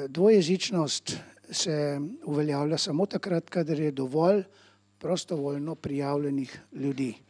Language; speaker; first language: Slovenian; early bilingual, heritage; Slovenian